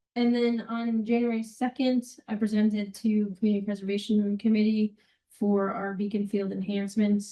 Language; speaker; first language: English; native; English